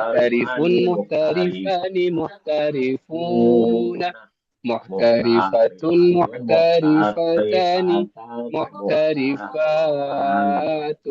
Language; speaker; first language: Arabic; non-native, fluent; Indonesian